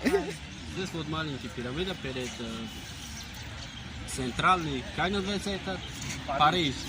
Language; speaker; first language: Russian; non-native, learner; Tajik